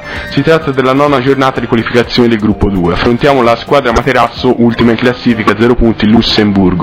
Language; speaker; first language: Italian; native; Italian